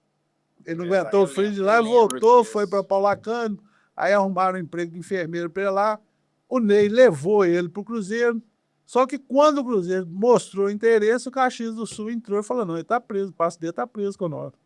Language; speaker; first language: Portuguese; native; Portuguese